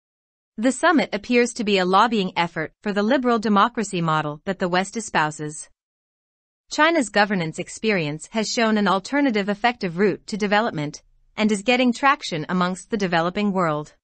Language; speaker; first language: English; non-native, local second language; Urdu